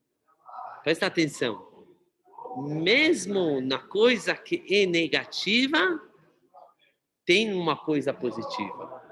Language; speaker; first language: Portuguese; non-native, fluent; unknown